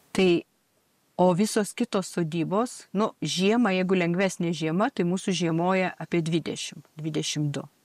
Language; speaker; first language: Lithuanian; native; Lithuanian